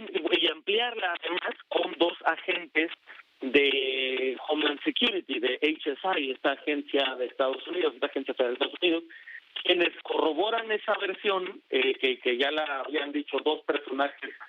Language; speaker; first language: Spanish; native; Spanish